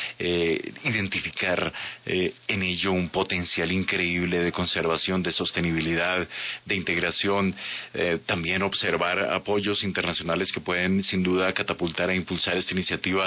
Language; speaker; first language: Spanish; native; Spanish